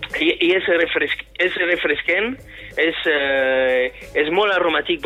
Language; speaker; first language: Catalan; non-native, fluent; French